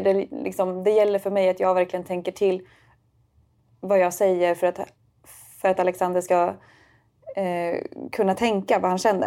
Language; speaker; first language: Swedish; native; Swedish